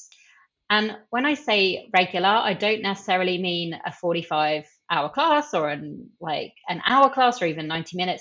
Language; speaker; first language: English; native; English